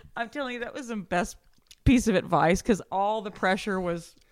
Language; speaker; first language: English; native; English